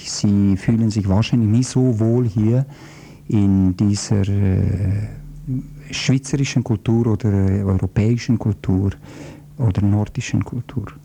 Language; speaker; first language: German; non-native, fluent; Croatian